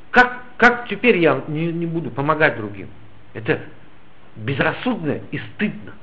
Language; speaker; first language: Russian; native; Russian